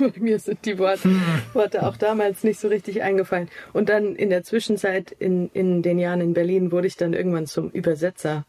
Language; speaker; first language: German; early bilingual, heritage; English